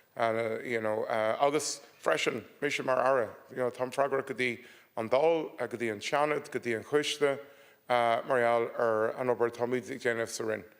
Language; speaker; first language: Irish; non-native, local second language; English